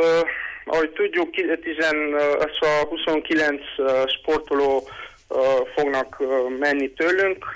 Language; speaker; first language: Hungarian; non-native, local second language; Romanian